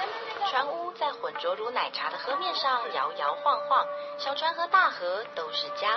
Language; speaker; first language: Chinese; native; Chinese